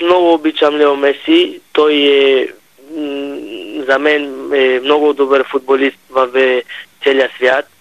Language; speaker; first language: Bulgarian; non-native, learner; Hebrew